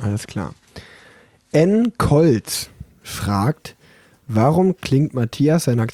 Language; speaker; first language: German; native; German